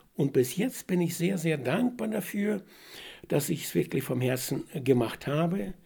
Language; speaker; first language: German; non-native, fluent; Russian